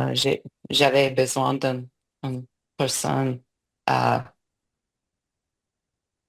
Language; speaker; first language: French; non-native, learner; English